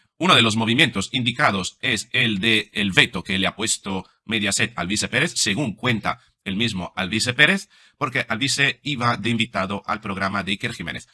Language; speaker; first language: Spanish; non-native, fluent; Italian